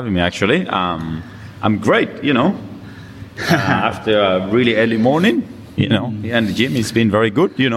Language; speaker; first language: English; non-native, fluent; Spanish